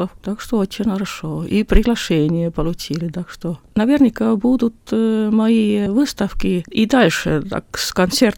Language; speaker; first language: Russian; non-native, local second language; Estonian